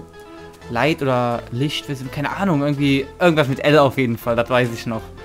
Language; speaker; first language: German; native; German